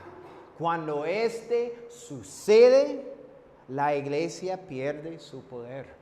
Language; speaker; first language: Spanish; non-native, fluent; English